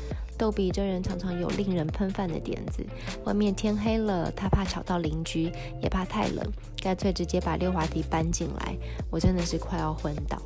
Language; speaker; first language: Chinese; native; Chinese